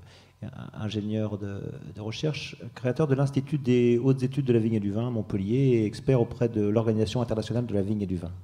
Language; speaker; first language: French; native; French